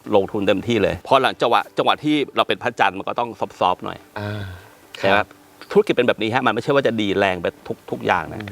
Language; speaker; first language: Thai; native; Thai